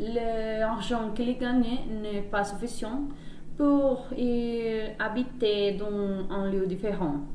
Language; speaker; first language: French; non-native, learner; Spanish